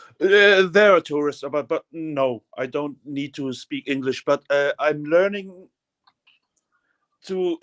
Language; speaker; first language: English; non-native, learner; German